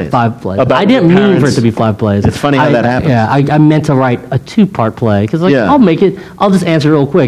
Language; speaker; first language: English; native; English